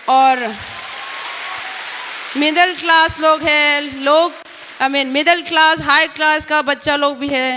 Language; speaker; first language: Hindi; non-native, local second language; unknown